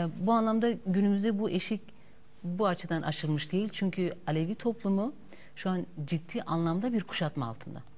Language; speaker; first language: Turkish; non-native, local second language; Kurdish